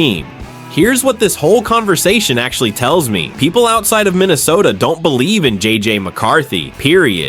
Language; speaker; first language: English; native; English